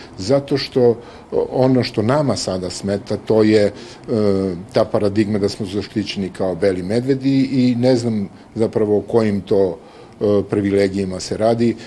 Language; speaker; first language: Serbian; non-native, local second language; Romany